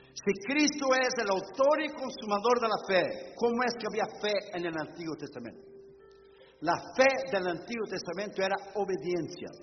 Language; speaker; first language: Spanish; non-native, fluent; Portuguese